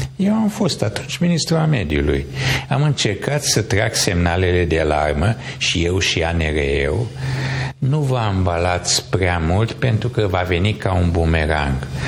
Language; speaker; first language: Romanian; non-native, local second language; Hungarian